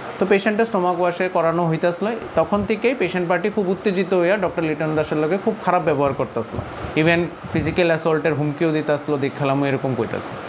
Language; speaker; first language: Bangla; native; Bangla